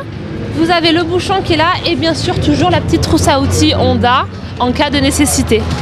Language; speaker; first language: French; native; French